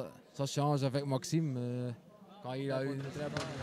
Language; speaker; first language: French; non-native, local second language; Dutch